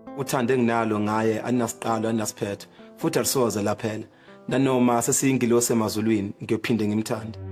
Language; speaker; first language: Zulu; native; Zulu